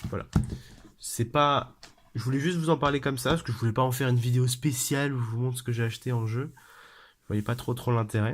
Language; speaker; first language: French; native; French